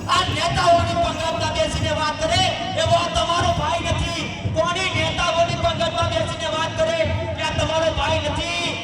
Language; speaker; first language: Gujarati; non-native, local second language; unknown